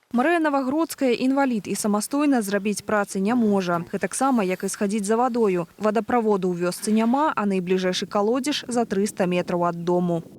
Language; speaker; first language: Belarusian; non-native, local second language; Russian